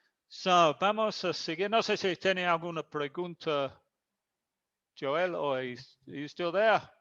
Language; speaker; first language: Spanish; non-native, fluent; English